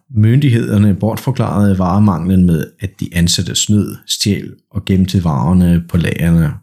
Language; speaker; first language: Danish; non-native, fluent; Polish